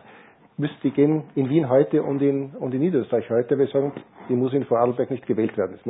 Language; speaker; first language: German; native; German